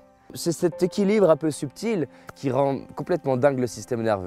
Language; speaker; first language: French; native; French